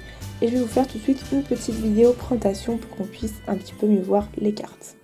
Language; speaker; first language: French; native; French